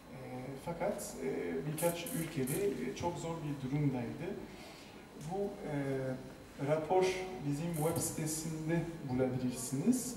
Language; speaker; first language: Turkish; non-native, fluent; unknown